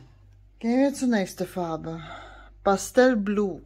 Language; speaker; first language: German; non-native, fluent; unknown